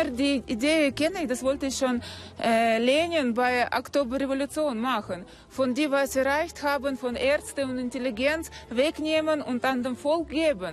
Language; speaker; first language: German; non-native, fluent; Russian